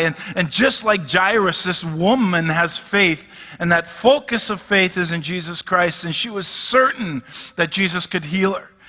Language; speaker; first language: English; native; English